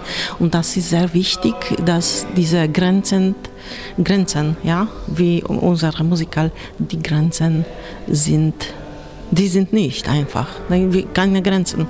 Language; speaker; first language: German; non-native, learner; Polish